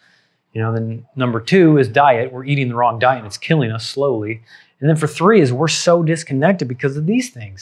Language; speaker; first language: English; native; English